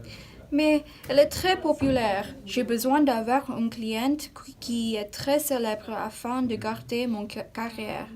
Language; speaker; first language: French; non-native, learner; English